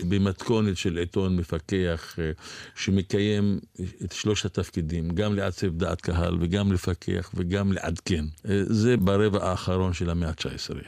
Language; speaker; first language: Hebrew; non-native, local second language; Arabic